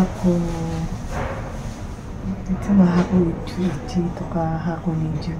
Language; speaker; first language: Japanese; non-native, learner; Filipino